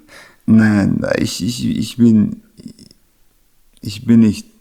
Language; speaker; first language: German; non-native, learner; Chechen